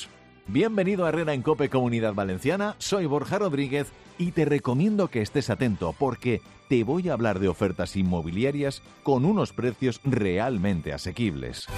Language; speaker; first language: Spanish; native; Spanish